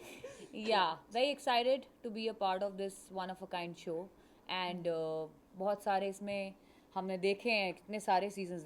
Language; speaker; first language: Hindi; native; Hindi